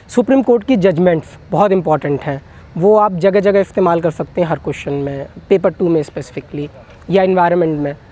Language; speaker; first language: Hindi; native; Hindi